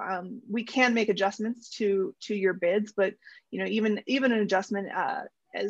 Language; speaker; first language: English; native; English